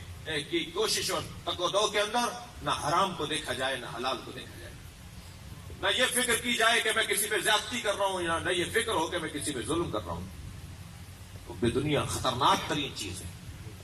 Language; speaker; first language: Urdu; native; Urdu